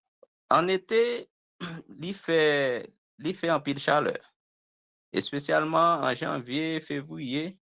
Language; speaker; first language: French; non-native, local second language; Haitian Creole